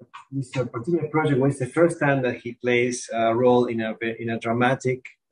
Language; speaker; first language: English; non-native, fluent; Spanish